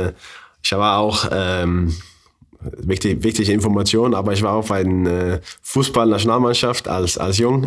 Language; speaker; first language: German; non-native, learner; Faroese